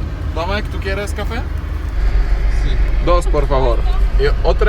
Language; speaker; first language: Spanish; non-native, learner; Polish